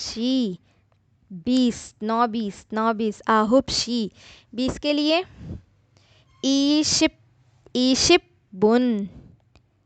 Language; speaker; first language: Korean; non-native, fluent; Urdu